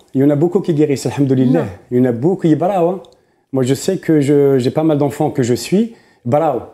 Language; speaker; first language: French; non-native, local second language; Arabic